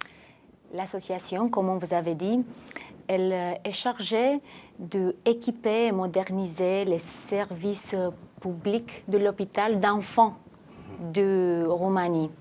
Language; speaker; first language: French; non-native, fluent; Romanian